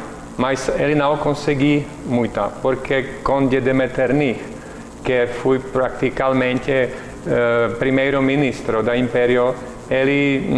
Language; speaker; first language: Portuguese; non-native, learner; Czech